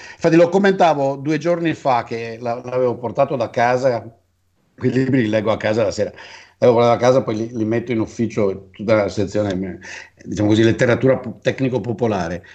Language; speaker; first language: Italian; native; Italian